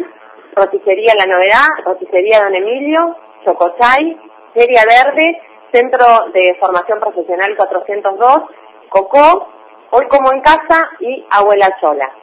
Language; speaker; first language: Spanish; native; Spanish